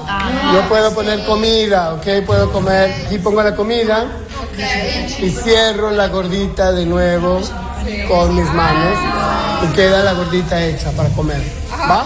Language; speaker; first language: Spanish; non-native, fluent; Italian